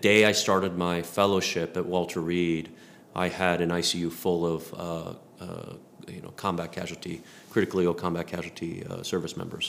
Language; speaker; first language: English; native; English